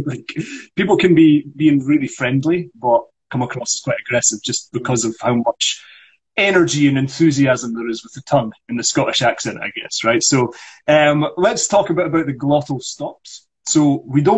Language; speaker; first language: English; non-native, local second language; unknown